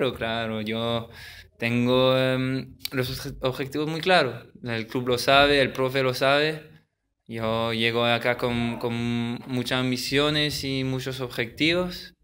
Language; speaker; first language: Spanish; early bilingual, heritage; French